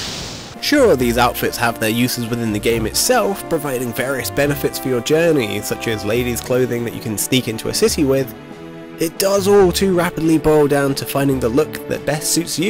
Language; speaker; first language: English; native; English